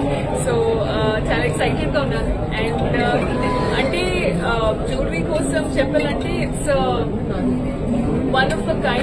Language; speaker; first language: Telugu; non-native, fluent; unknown